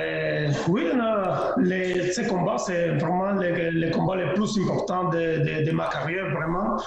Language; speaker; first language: French; non-native, fluent; Spanish